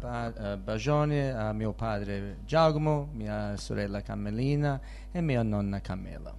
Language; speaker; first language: Italian; early bilingual, heritage; Italian